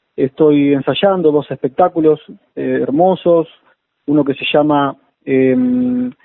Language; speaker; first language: Spanish; native; Spanish